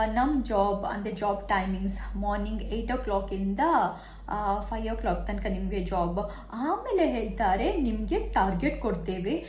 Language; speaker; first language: Kannada; non-native, local second language; Tulu